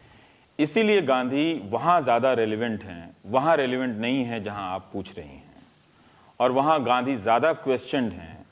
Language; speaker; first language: Hindi; native; Hindi